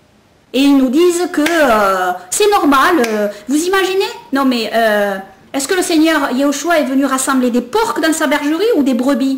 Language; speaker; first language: French; native; French